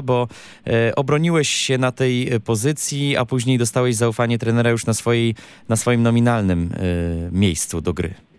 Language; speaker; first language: Polish; native; Polish